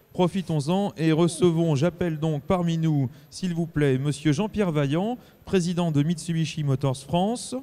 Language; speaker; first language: French; native; French